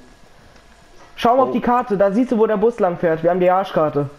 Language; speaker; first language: German; native; German